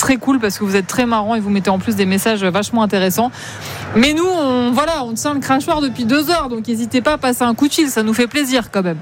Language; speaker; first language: French; native; French